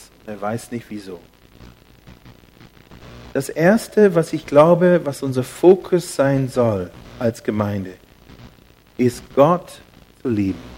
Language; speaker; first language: German; non-native, fluent; English